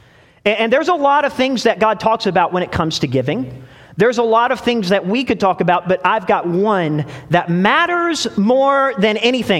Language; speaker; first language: English; native; English